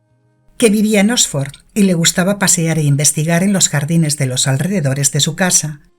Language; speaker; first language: Spanish; native; Spanish